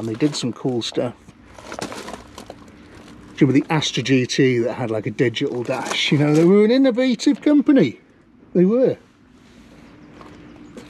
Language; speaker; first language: English; native; English